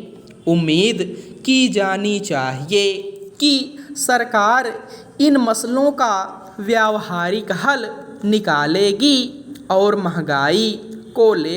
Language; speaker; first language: Hindi; native; Hindi